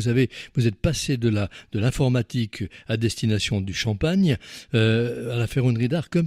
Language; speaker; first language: French; native; French